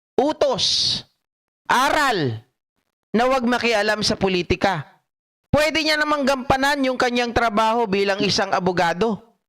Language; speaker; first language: Filipino; non-native, local second language; Iloko